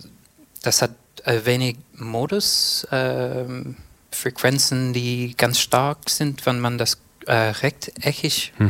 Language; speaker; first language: German; non-native, learner; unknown